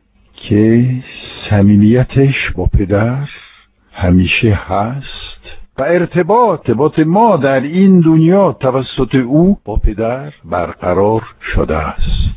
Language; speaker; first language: Persian; non-native, fluent; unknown